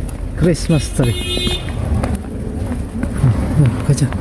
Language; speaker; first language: Korean; non-native, learner; Filipino